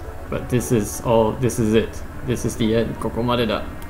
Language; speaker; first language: English; native; English